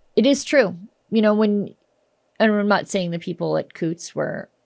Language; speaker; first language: English; native; English